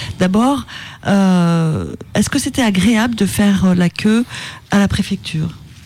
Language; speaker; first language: French; native; French